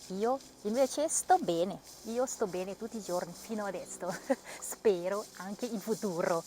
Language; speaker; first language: Italian; non-native, learner; Thai